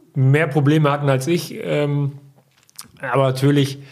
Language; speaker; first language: German; native; German